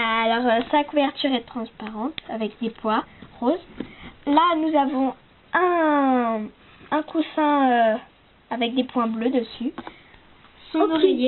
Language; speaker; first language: French; native; French